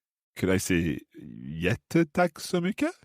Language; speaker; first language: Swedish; non-native, learner; English